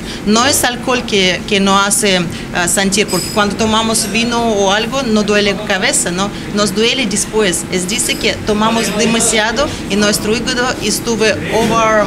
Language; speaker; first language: Spanish; non-native, learner; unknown